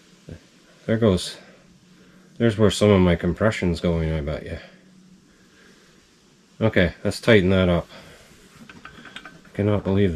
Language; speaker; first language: English; native; English